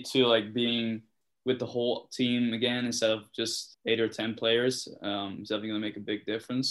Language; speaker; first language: English; non-native, fluent; Dutch